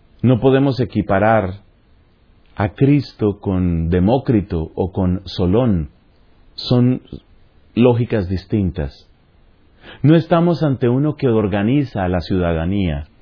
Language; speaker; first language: Spanish; native; Spanish